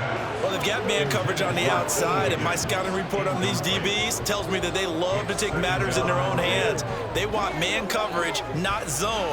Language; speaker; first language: English; native; English